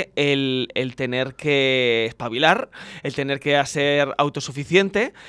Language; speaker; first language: Spanish; native; Spanish